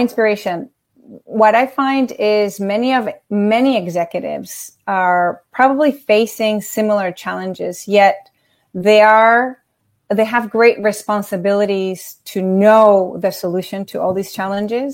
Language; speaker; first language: English; non-native, fluent; Spanish